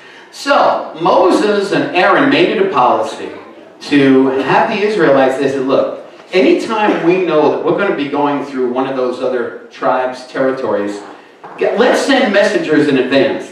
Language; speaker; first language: English; native; English